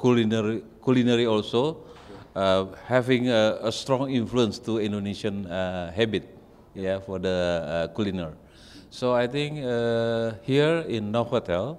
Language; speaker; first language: English; non-native, fluent; Indonesian